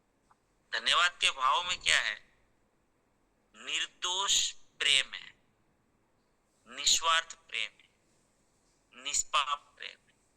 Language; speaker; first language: Hindi; native; Hindi